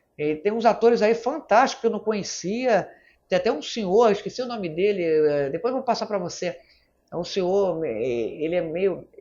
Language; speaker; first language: Portuguese; native; Portuguese